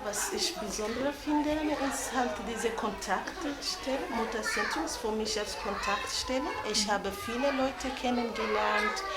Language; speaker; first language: German; non-native, fluent; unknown